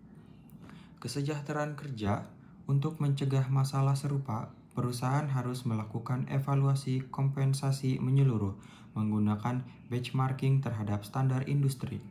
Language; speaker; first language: Indonesian; native; Indonesian